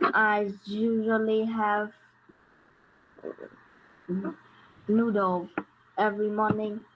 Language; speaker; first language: English; non-native, learner; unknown